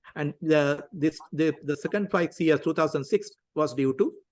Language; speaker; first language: English; non-native, local second language; Tamil